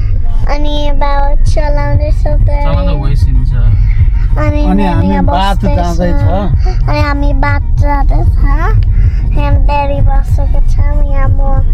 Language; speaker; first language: Nepali; early bilingual, heritage; Nepali